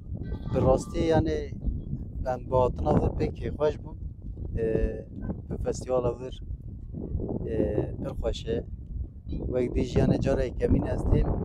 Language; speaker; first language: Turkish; non-native, local second language; Kurdish